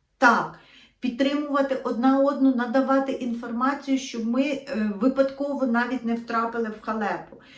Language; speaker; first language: Ukrainian; native; Ukrainian